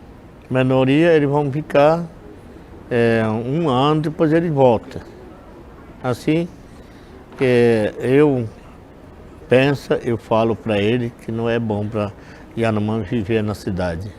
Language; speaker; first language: Portuguese; non-native, local second language; Yanomámi